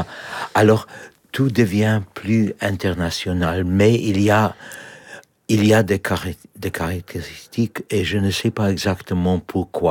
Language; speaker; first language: French; non-native, fluent; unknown